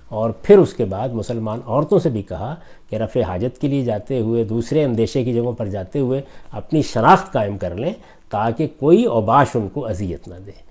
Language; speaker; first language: Urdu; non-native, local second language; Punjabi